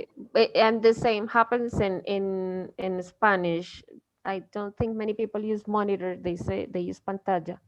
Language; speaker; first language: English; non-native, fluent; Spanish